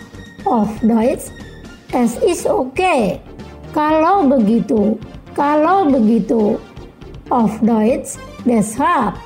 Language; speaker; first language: German; non-native, learner; Indonesian